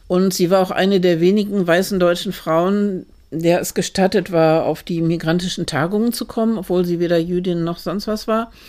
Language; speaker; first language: German; native; German